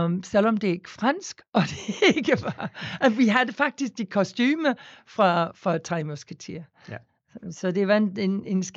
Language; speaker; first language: Danish; non-native, fluent; English